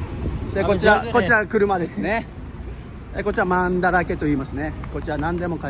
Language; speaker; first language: Japanese; non-native, fluent; Nepali